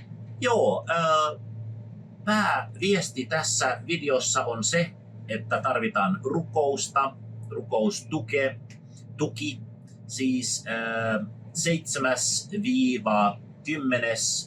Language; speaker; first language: Finnish; non-native, fluent; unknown